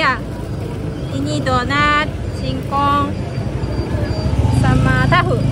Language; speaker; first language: Indonesian; non-native, learner; Japanese